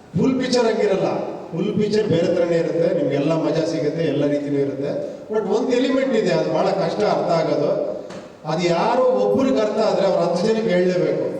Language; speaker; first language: Kannada; native; Kannada